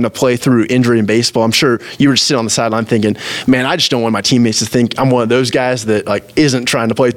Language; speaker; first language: English; native; English